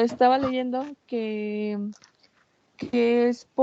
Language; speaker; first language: Spanish; native; Spanish